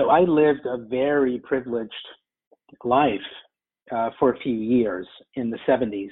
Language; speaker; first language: English; native; English